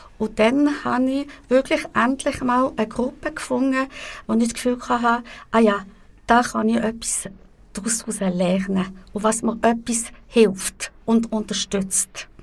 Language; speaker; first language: German; non-native, local second language; French